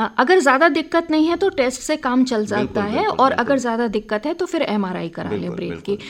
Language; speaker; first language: Hindi; native; Hindi